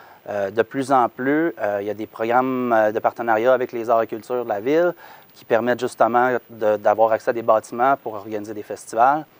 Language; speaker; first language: French; native; French